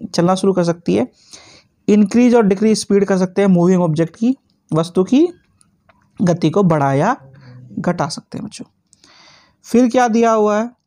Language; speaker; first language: Hindi; native; Hindi